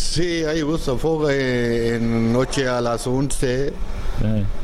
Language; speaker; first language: Spanish; non-native, learner; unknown